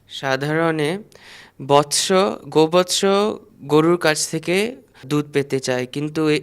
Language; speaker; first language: Bangla; native; Bangla